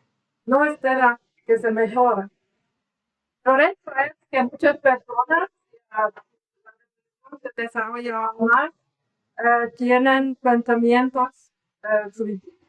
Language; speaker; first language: Spanish; non-native, learner; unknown